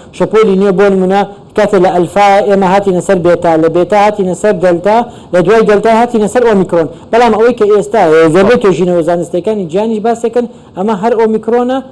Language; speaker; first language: Central Kurdish; native; Central Kurdish